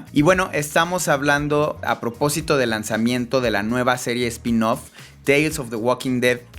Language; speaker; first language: Spanish; native; Spanish